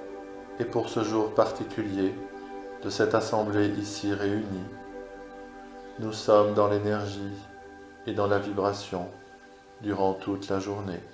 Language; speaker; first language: French; native; French